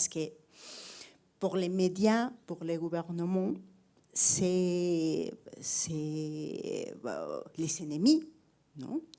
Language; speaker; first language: French; non-native, fluent; Spanish